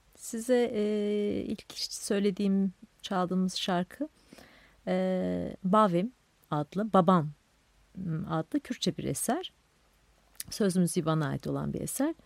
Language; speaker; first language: Turkish; non-native, local second language; Kurdish